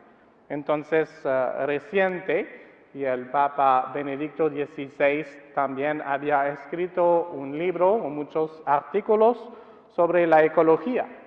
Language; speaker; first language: Spanish; non-native, fluent; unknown